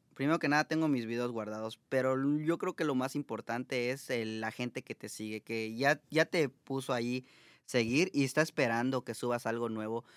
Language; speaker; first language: Spanish; native; Spanish